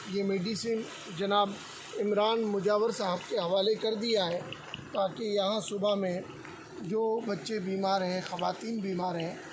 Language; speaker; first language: Hindi; non-native, local second language; Urdu